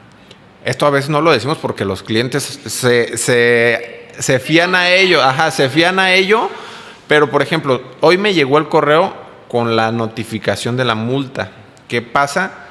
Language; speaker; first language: Spanish; native; Spanish